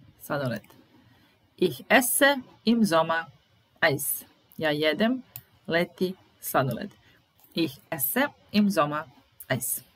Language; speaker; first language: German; non-native, fluent; Serbian